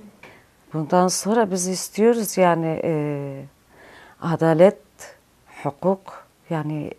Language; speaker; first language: Turkish; non-native, local second language; Kurdish